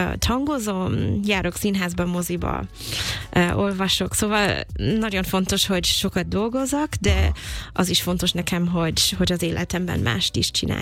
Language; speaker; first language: Hungarian; non-native, fluent; English